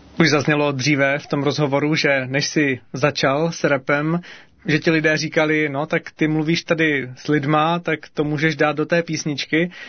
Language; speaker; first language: Czech; native; Czech